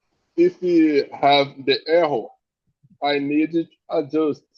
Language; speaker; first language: English; non-native, learner; Portuguese